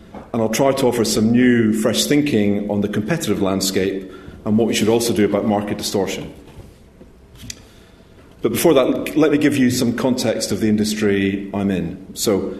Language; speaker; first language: English; native; English